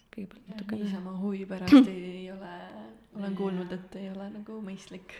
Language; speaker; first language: Estonian; native; Estonian